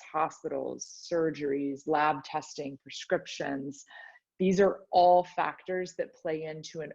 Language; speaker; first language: English; native; English